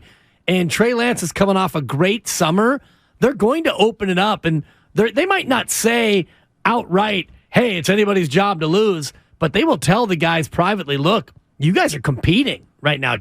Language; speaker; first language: English; native; English